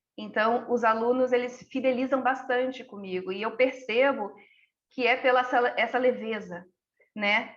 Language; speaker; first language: Portuguese; native; Portuguese